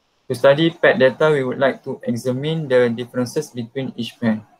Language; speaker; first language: English; non-native, local second language; Malay